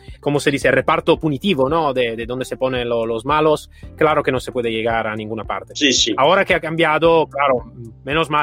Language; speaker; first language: Spanish; non-native, fluent; Italian